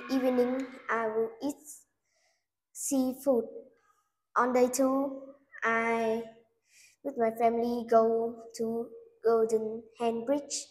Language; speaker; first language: English; non-native, learner; Vietnamese